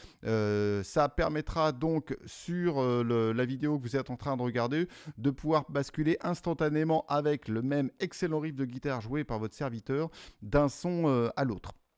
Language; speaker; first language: French; native; French